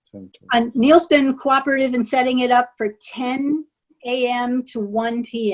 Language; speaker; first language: English; native; English